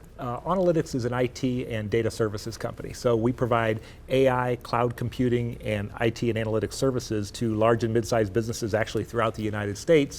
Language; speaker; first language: English; native; English